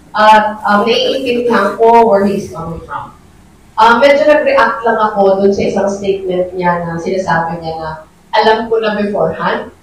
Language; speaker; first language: Filipino; native; Filipino